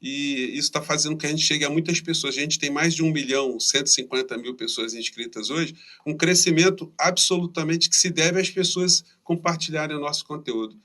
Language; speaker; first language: Portuguese; native; Portuguese